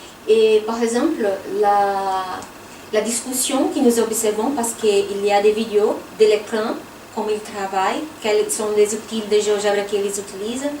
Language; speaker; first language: French; non-native, fluent; Portuguese